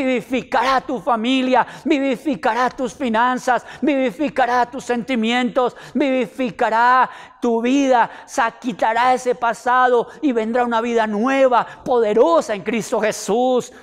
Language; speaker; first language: Spanish; native; Spanish